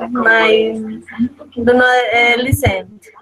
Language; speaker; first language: English; non-native, learner; Spanish